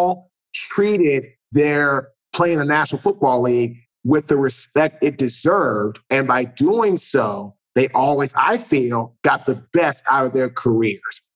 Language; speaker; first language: English; native; English